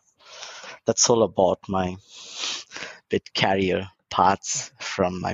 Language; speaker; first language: English; non-native, local second language; Tamil